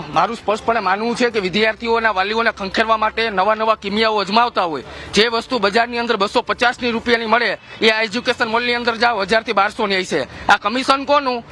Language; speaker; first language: Gujarati; native; Gujarati